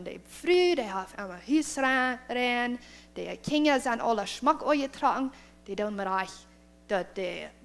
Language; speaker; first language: German; non-native, learner; Plautdietsch